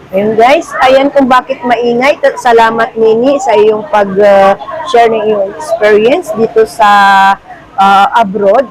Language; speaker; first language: Filipino; native; Filipino